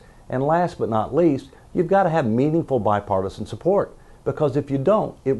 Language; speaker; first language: English; native; English